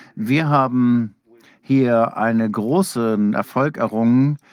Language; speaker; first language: German; non-native, fluent; English